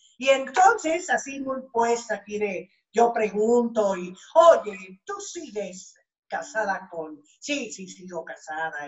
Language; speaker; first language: Spanish; native; Spanish